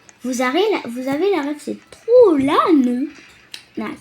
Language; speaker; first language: French; native; French